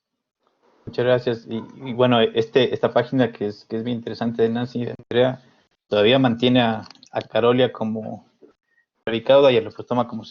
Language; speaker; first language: Spanish; native; Spanish